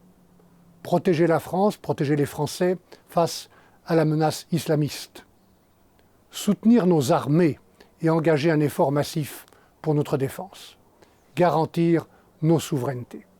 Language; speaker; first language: French; native; French